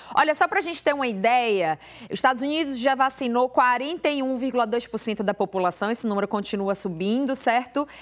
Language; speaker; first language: Portuguese; native; Portuguese